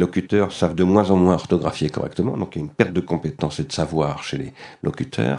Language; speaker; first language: French; native; French